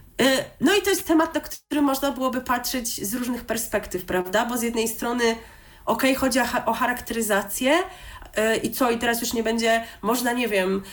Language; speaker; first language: Polish; native; Polish